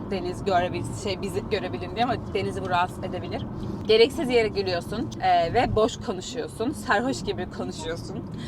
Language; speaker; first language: Turkish; native; Turkish